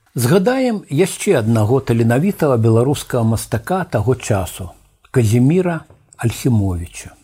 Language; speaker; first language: Belarusian; native; Belarusian